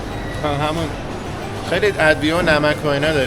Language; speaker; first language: Persian; native; Persian